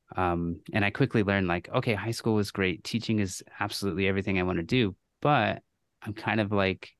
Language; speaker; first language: English; native; English